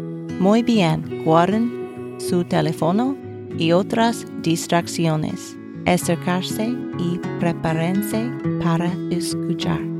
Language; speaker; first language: Spanish; non-native, learner; English